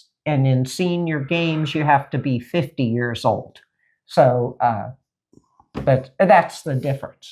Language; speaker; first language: English; native; English